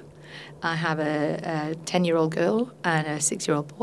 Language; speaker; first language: English; non-native, fluent; Spanish